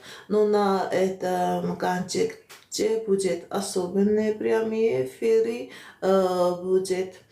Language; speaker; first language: Russian; non-native, fluent; Armenian